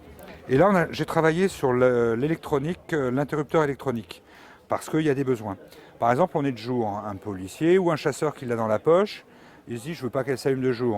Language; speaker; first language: French; native; French